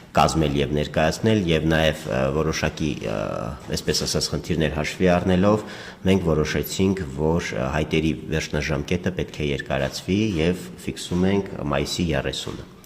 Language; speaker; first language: Armenian; native; Armenian